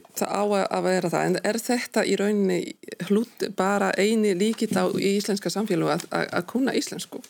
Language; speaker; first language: Icelandic; non-native, fluent; Polish